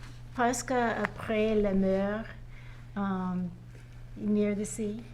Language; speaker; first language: French; non-native, learner; English